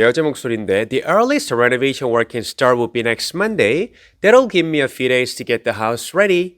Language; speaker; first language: English; non-native, fluent; Korean